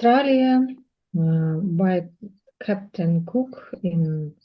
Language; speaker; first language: English; non-native, learner; Russian